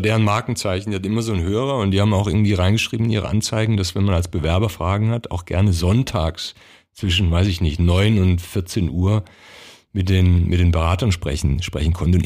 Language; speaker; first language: German; early bilingual, other home language; Croatian